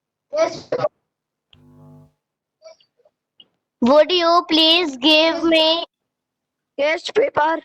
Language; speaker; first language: English; non-native, learner; Hindi